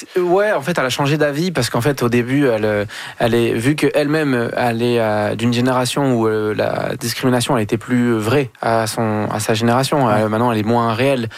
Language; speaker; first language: French; native; French